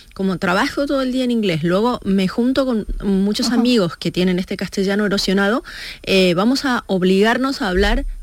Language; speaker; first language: Spanish; native; Spanish